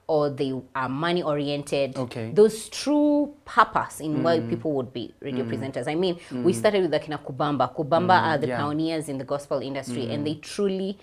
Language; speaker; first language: English; non-native, local second language; Swahili